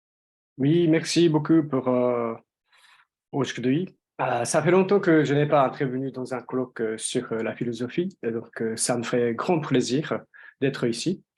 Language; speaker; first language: French; non-native, fluent; Japanese